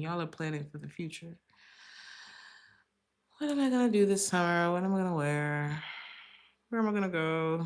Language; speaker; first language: English; native; English